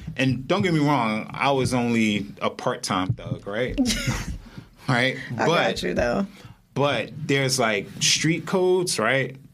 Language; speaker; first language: English; native; English